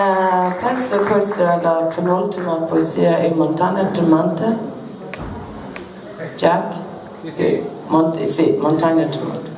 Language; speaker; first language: Italian; non-native, learner; Swedish